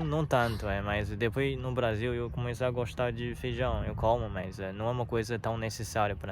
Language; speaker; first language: Portuguese; non-native, learner; Chinese